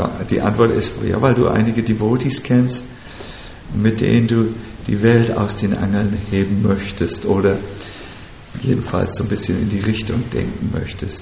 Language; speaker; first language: German; native; German